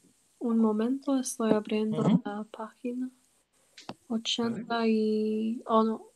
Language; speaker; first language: Spanish; non-native, learner; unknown